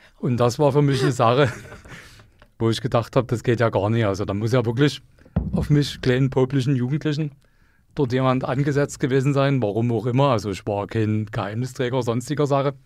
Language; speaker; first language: German; native; German